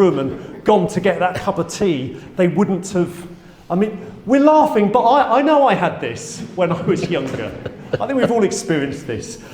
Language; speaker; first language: English; native; English